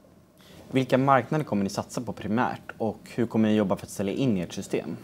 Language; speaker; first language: Swedish; native; Swedish